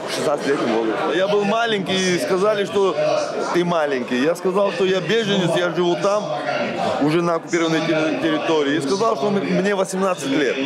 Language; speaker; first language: Russian; non-native, local second language; Georgian